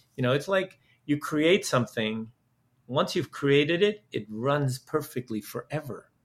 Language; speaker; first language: English; early bilingual, other home language; Dutch